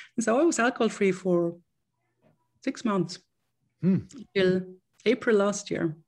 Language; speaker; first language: English; non-native, fluent; Swedish